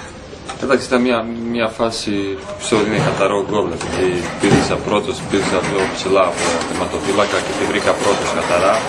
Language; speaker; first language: Greek; non-native, fluent; Croatian